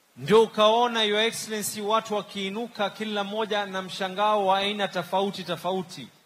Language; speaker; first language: Swahili; native; Swahili